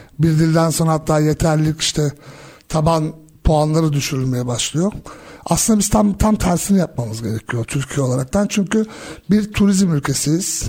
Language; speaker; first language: Turkish; early bilingual, heritage; Turkish